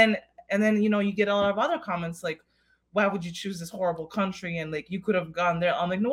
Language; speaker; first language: English; non-native, fluent; Russian